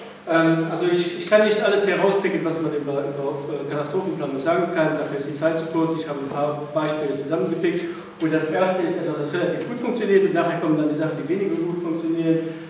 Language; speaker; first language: German; non-native, local second language; Luxembourgish